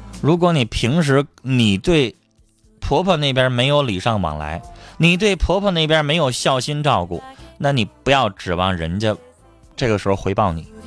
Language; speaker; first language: Chinese; native; Chinese